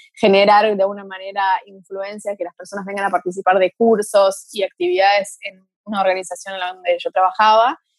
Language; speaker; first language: Spanish; early bilingual, other home language; Portuguese